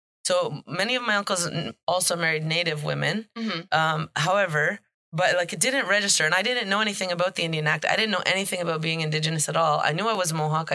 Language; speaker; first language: English; native; English